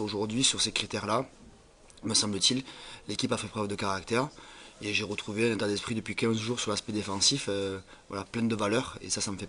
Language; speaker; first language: French; native; French